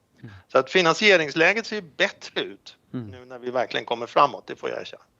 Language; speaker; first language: Swedish; native; Swedish